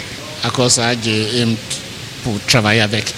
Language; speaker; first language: French; non-native, learner; English